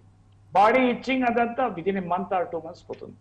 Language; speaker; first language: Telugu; non-native, learner; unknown